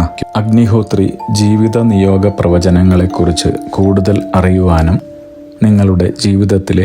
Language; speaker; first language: Malayalam; native; Malayalam